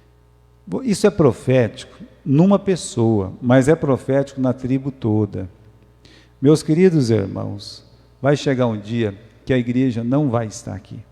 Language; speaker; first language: Portuguese; native; Portuguese